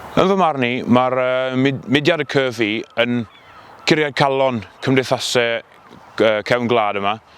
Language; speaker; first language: Welsh; native; Welsh